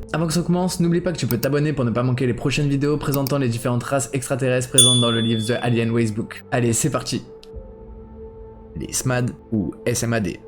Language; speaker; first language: French; native; French